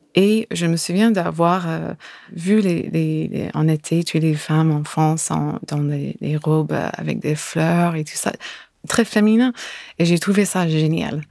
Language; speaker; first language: French; non-native, fluent; English